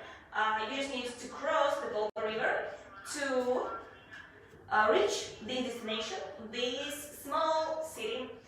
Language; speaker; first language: English; non-native, learner; Russian